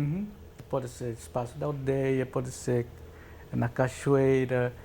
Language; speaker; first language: Portuguese; non-native, local second language; Guarani